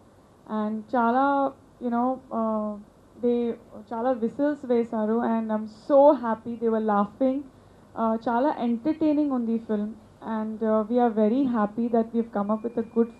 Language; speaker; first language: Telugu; non-native, local second language; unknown